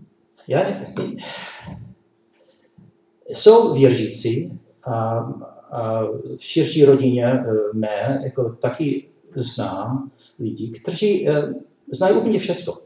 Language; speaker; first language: Czech; non-native, learner; English